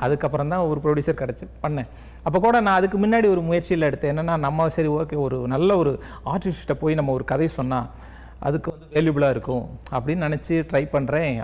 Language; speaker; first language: Tamil; native; Tamil